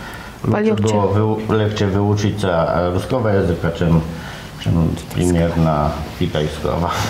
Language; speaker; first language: Russian; non-native, learner; Polish